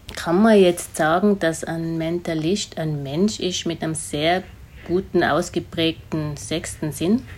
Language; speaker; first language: German; native; German